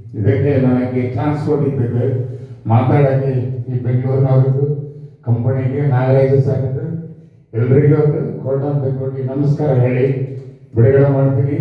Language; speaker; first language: Kannada; native; Kannada